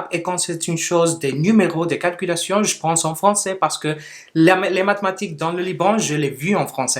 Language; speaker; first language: French; non-native, local second language; Spanish